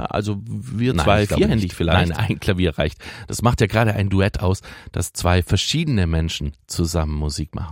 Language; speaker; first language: German; native; German